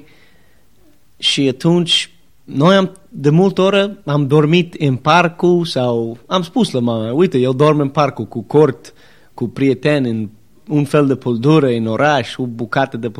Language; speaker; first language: Romanian; non-native, learner; English